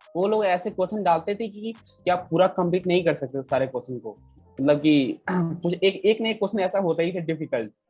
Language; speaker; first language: Hindi; native; Hindi